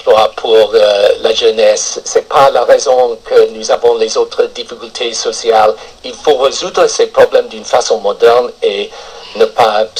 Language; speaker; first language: French; non-native, fluent; English